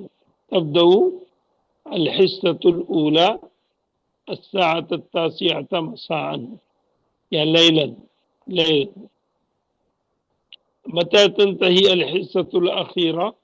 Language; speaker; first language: Arabic; non-native, fluent; Urdu